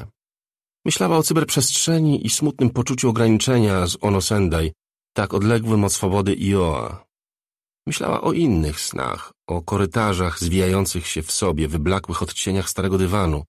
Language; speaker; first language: Polish; native; Polish